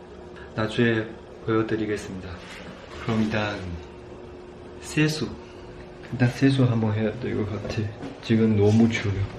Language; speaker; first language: Korean; non-native, learner; Chinese